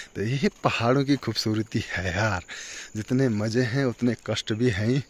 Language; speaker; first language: Hindi; native; Hindi